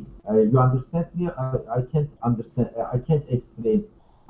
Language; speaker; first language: English; non-native, learner; Turkish